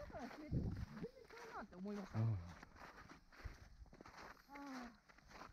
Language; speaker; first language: Japanese; native; Japanese